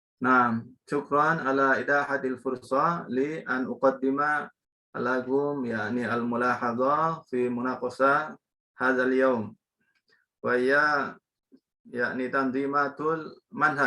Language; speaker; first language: Arabic; non-native, learner; Indonesian